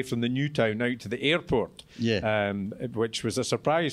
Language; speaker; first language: English; native; English